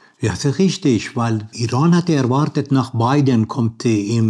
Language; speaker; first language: German; non-native, learner; Persian